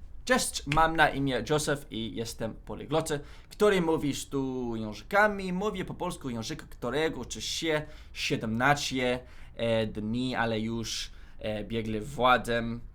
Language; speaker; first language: Polish; non-native, learner; English